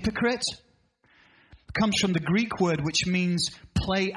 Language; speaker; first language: English; native; English